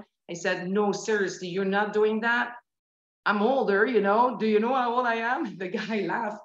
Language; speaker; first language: English; non-native, fluent; French